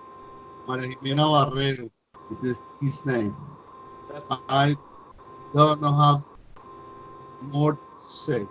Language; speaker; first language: English; non-native, learner; Spanish